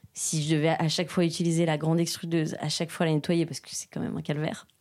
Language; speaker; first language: French; native; French